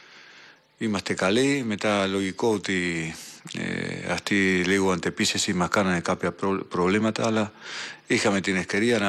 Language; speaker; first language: Greek; non-native, learner; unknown